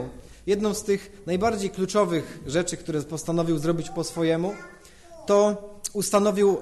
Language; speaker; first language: Polish; native; Polish